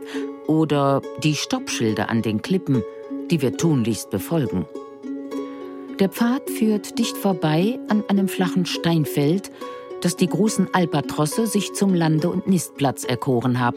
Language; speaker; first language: German; native; German